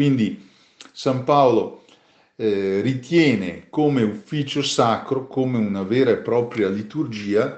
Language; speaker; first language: Italian; native; Italian